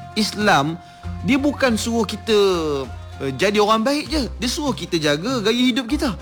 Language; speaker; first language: Malay; native; Malay